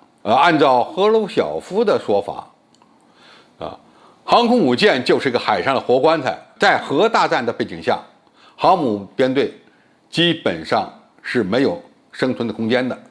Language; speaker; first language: Chinese; native; Chinese